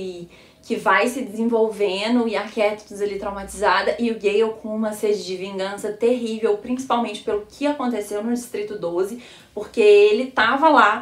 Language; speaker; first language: Portuguese; native; Portuguese